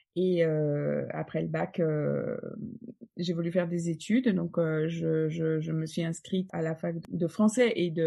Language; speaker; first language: French; non-native, fluent; Polish